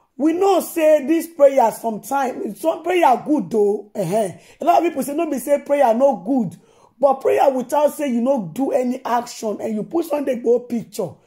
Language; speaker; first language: Nigerian Pidgin; non-native, local second language; Yoruba